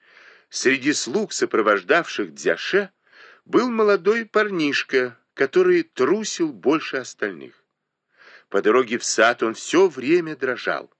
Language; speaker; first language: Russian; native; Russian